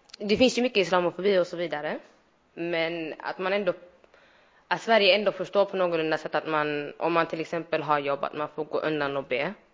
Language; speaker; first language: Swedish; early bilingual, other home language; Somali